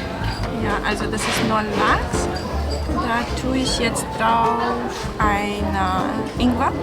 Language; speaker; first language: German; non-native, fluent; Russian